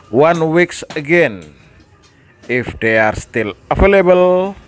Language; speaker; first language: English; non-native, learner; Indonesian